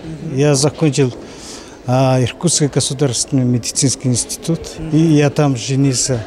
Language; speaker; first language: Russian; non-native, fluent; Mongolian